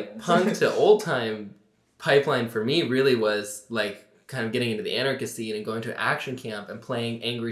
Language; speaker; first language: English; native; English